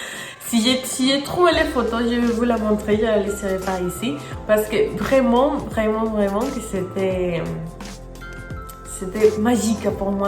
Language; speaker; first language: French; non-native, fluent; Spanish